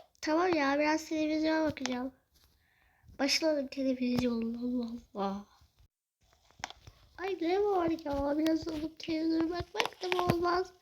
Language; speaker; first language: Turkish; native; Turkish